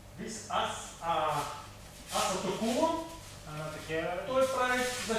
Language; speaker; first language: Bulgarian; non-native, learner; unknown